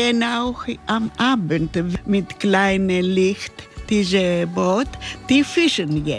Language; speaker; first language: German; non-native, learner; Greek